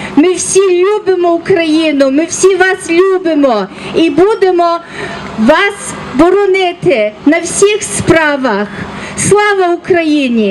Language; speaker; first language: Ukrainian; early bilingual, heritage; Ukrainian